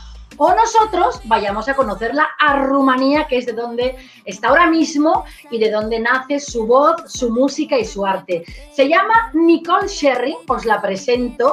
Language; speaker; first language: Spanish; native; Spanish